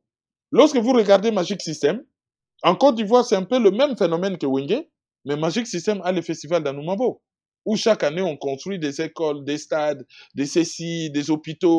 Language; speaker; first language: French; non-native, local second language; Lingala